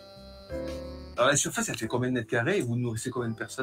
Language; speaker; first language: French; native; French